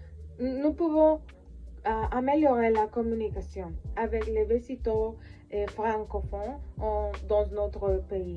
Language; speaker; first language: French; non-native, learner; Spanish